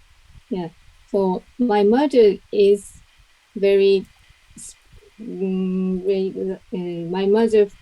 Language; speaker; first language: English; non-native, learner; Japanese